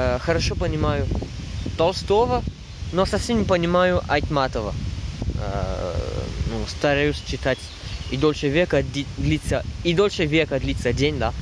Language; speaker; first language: Russian; non-native, fluent; French